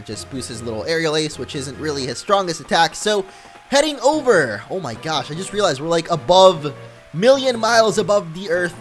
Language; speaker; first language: English; native; English